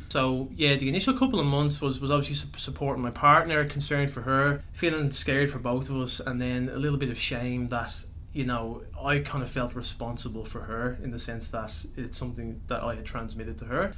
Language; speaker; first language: English; native; English